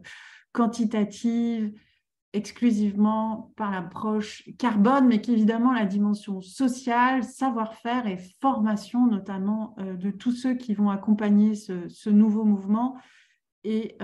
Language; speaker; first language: French; native; French